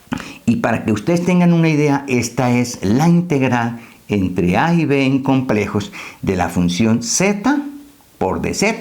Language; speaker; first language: Spanish; native; Spanish